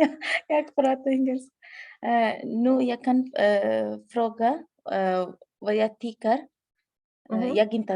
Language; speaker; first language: Swedish; non-native, learner; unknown